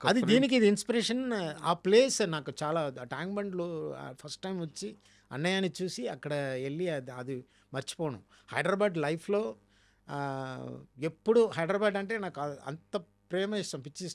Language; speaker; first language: Telugu; non-native, fluent; Tamil